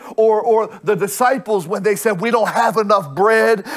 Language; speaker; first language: English; native; English